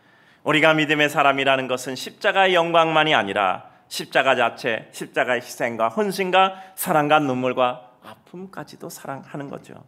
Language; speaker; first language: Korean; native; Korean